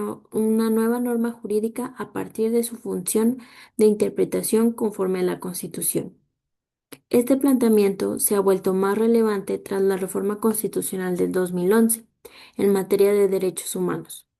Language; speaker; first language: Spanish; native; Spanish